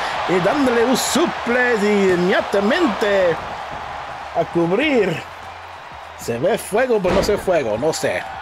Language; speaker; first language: Spanish; non-native, learner; English